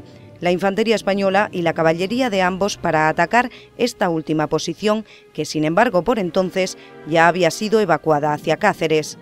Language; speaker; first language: Spanish; native; Spanish